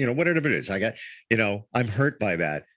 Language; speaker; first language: English; native; English